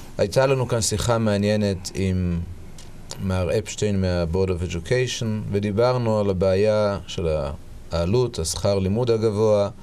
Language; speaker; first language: Hebrew; native; Hebrew